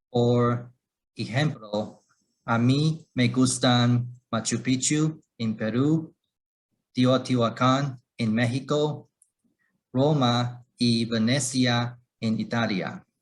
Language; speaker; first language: Spanish; non-native, learner; Chinese